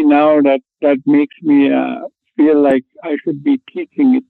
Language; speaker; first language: English; non-native, fluent; Cree